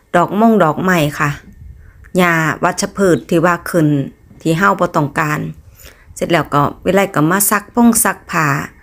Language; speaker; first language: Thai; native; Thai